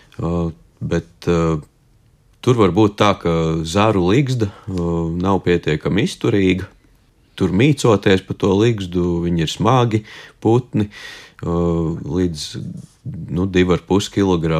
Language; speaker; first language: Latvian; native; Latvian